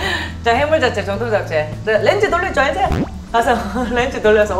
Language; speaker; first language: Korean; native; Korean